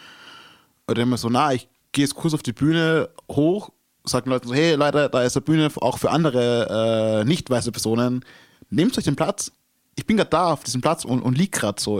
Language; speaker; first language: German; early bilingual, other home language; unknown